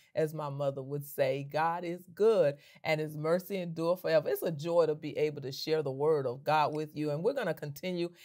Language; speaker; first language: English; native; English